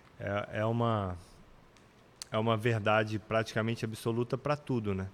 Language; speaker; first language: Portuguese; native; Portuguese